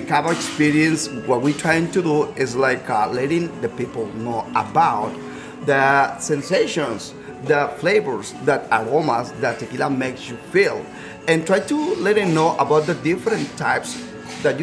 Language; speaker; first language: English; non-native, fluent; Spanish